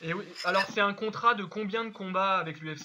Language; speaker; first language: French; native; French